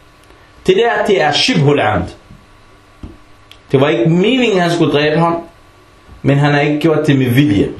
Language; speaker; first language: Danish; non-native, fluent; Arabic